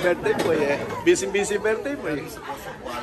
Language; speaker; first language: Filipino; native; Filipino